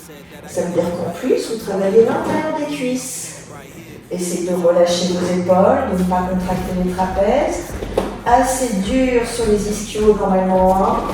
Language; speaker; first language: French; native; French